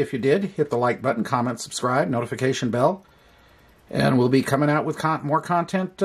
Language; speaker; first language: English; native; English